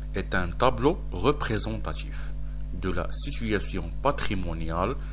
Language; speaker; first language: French; non-native, local second language; Arabic